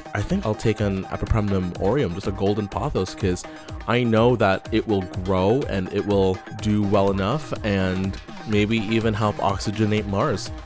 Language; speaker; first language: English; native; English